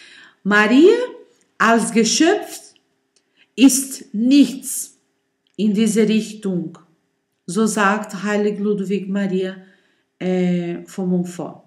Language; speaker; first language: German; non-native, learner; Portuguese